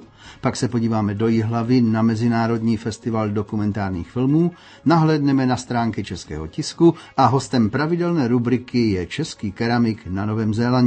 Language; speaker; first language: Czech; native; Czech